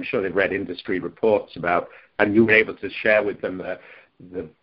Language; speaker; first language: English; native; English